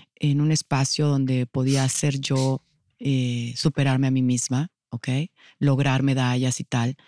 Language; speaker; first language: Spanish; native; Spanish